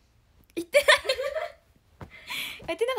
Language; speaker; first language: Japanese; native; Japanese